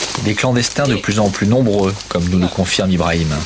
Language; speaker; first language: French; native; French